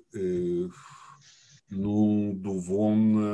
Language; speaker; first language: French; non-native, learner; Russian